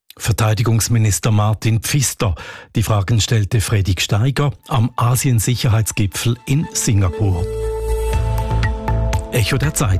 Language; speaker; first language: German; native; German